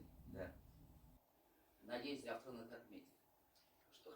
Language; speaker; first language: Russian; native; Russian